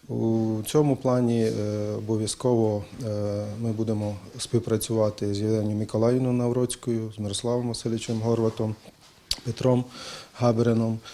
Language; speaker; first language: Ukrainian; native; Ukrainian